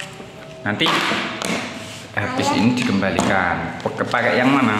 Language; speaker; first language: Indonesian; native; Indonesian